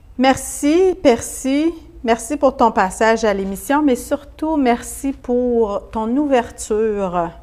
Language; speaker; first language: French; native; French